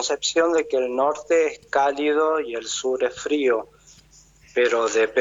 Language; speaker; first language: Spanish; native; Spanish